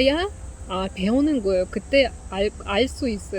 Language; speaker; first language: Korean; non-native, learner; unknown